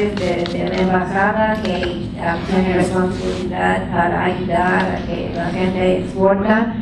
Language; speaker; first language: Spanish; non-native, fluent; English